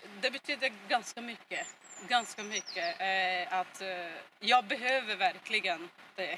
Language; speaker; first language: Swedish; non-native, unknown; Portuguese